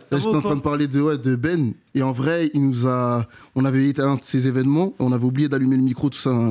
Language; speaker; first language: French; native; French